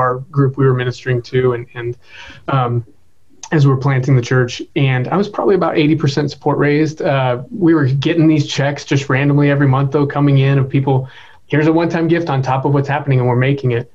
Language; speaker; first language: English; native; English